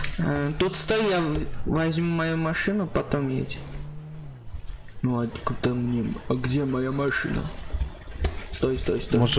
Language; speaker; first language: Russian; non-native, learner; Armenian